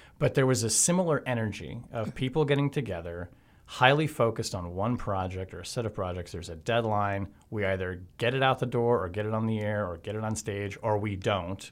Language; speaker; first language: English; native; English